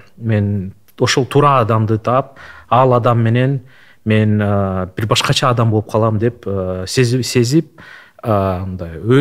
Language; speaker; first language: Kyrgyz; non-native, local second language; Russian